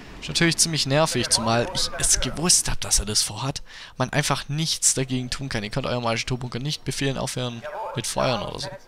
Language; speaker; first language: German; native; German